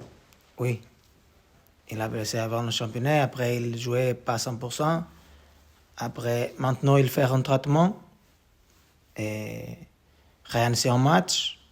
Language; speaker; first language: French; non-native, learner; Portuguese